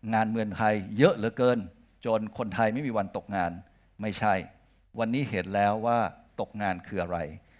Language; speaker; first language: Thai; native; Thai